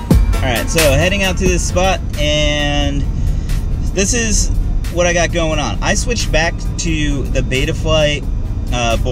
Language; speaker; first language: English; native; English